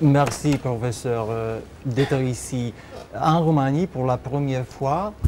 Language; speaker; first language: French; non-native, fluent; Romanian